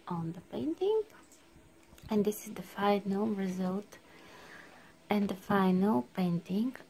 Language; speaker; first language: English; non-native, fluent; Bulgarian